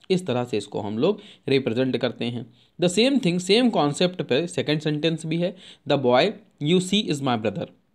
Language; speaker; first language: Hindi; native; Hindi